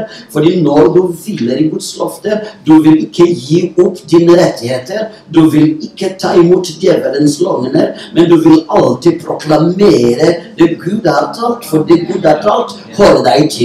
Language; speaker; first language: Norwegian; non-native, fluent; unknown